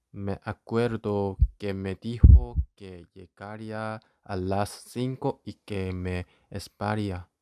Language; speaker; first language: Spanish; non-native, learner; Korean